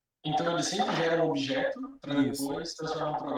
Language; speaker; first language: Portuguese; native; Portuguese